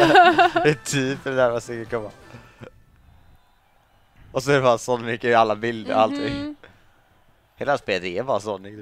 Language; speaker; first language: Swedish; native; Swedish